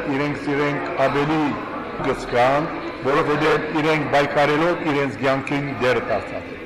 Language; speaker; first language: Armenian; early bilingual, heritage; Armenian